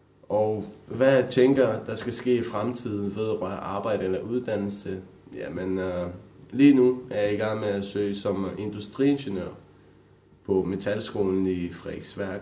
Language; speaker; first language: Danish; early bilingual, other home language; Romanian